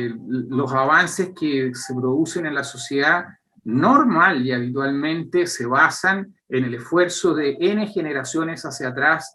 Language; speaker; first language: Spanish; native; Spanish